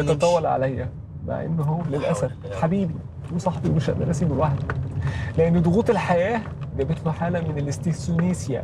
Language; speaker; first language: Arabic; native; Arabic